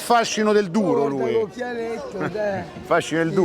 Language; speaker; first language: Italian; native; Italian